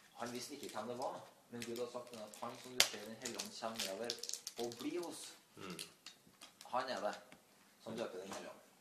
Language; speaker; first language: Norwegian; native; Norwegian